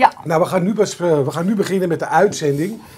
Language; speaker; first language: Dutch; native; Dutch